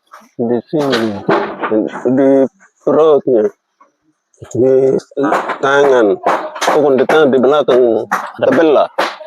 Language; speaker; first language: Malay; non-native, local second language; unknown